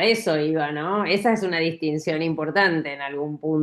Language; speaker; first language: Spanish; native; Spanish